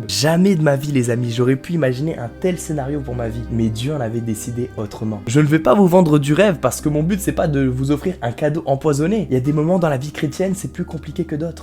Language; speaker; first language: French; native; French